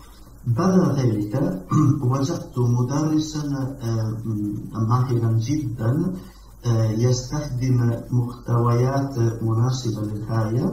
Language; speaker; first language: Arabic; non-native, learner; Italian